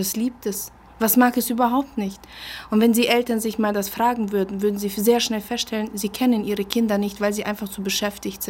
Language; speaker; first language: German; early bilingual, other home language; Russian